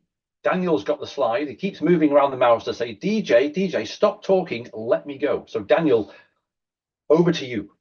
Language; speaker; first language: English; native; English